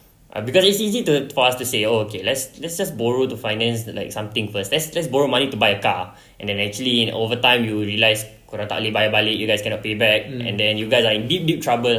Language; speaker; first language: English; non-native, local second language; Malay